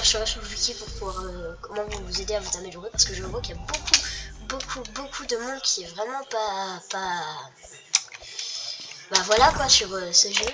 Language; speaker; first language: French; native; French